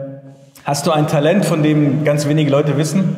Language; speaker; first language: German; native; German